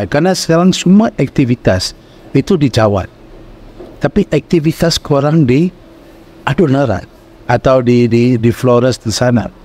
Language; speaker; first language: Indonesian; non-native, fluent; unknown